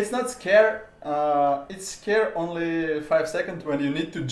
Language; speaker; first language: English; non-native, learner; Russian